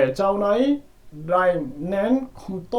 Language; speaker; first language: Vietnamese; non-native, learner; Korean